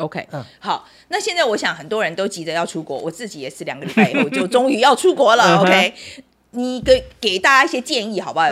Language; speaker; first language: Chinese; native; Chinese